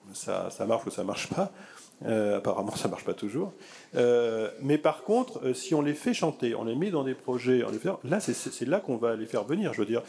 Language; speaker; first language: French; native; French